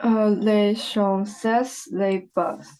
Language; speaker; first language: French; non-native, learner; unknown